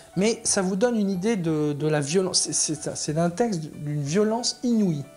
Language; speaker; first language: French; native; French